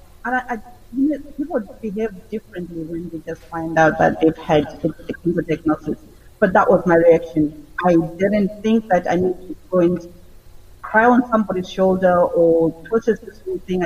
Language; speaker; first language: English; non-native, local second language; Shona